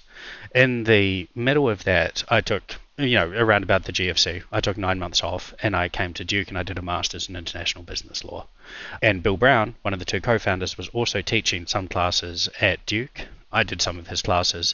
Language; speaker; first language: English; native; English